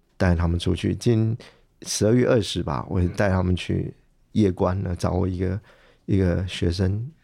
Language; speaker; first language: Chinese; non-native, local second language; Min Nan Chinese